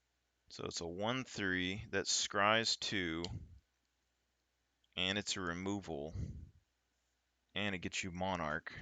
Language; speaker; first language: English; native; English